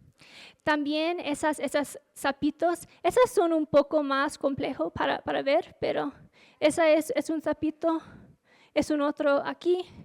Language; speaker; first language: Spanish; non-native, fluent; English